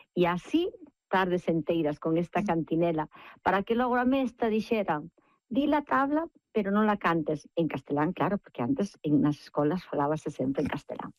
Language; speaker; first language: Galician; native; Galician